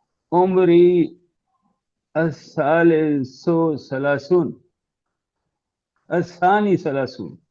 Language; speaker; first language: Arabic; non-native, fluent; Urdu